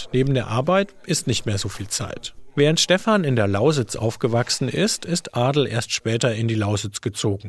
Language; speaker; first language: German; native; German